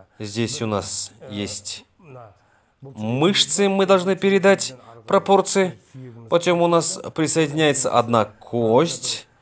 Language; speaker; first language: Russian; non-native, local second language; Kazakh